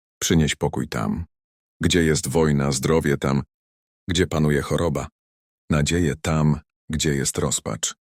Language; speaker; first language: Polish; native; Polish